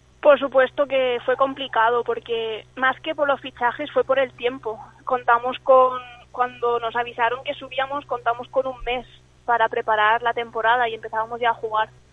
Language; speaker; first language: Spanish; early bilingual, other home language; English